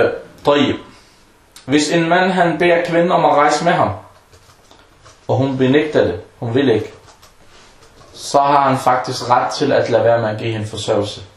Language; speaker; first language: Danish; non-native, fluent; Arabic